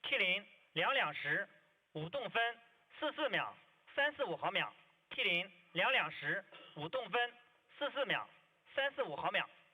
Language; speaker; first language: Chinese; native; Chinese